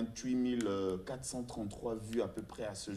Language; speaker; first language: French; non-native, local second language; Lingala